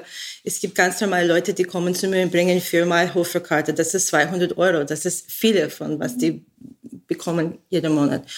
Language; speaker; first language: German; non-native, learner; English